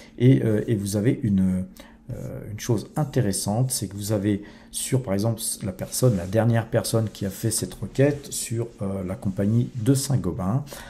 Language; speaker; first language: French; native; French